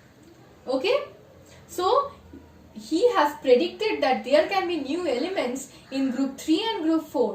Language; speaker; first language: English; non-native, local second language; Bangla